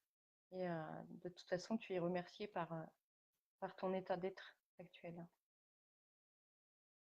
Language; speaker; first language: French; native; French